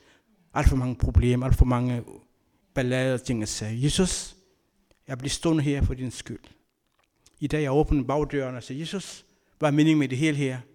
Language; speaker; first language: Danish; non-native, learner; Kabuverdianu